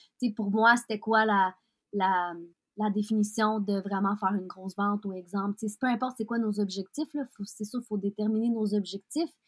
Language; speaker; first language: French; early bilingual, other home language; Russian